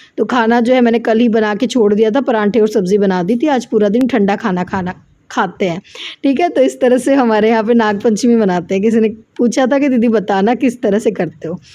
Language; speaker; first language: Hindi; native; Hindi